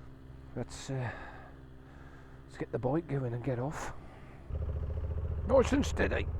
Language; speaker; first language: English; native; English